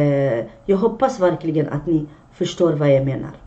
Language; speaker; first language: Swedish; non-native, fluent; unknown